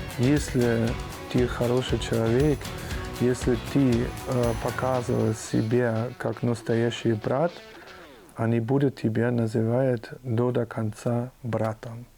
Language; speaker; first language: Russian; non-native, fluent; German